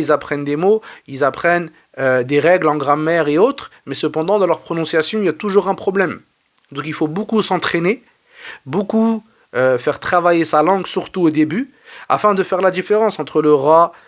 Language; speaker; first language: French; native; French